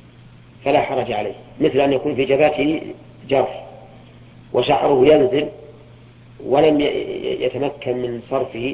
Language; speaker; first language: Arabic; native; Arabic